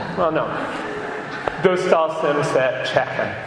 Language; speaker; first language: Czech; non-native, learner; English